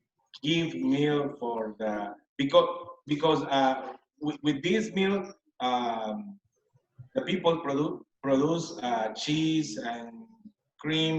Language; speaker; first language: English; non-native, learner; Spanish